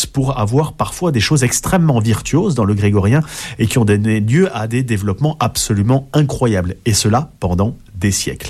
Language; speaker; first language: French; native; French